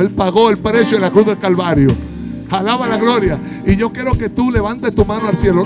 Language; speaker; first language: Spanish; native; Spanish